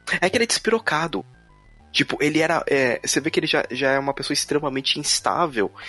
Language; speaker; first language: Portuguese; native; Portuguese